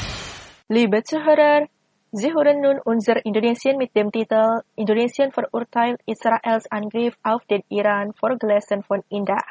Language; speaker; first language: German; non-native, fluent; Indonesian